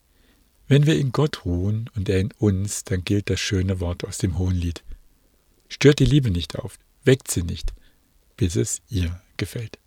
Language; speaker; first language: German; native; German